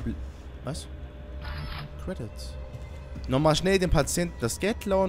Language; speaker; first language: German; native; German